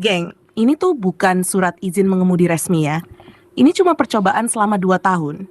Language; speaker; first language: Indonesian; native; Indonesian